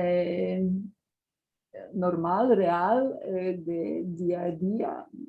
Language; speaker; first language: Spanish; non-native, fluent; Polish